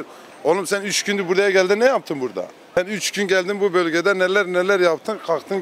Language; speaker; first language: Turkish; native; Turkish